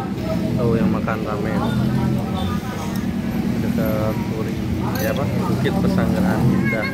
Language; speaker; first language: Indonesian; native; Indonesian